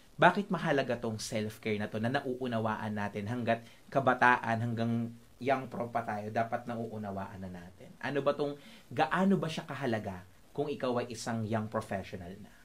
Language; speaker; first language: Filipino; native; Filipino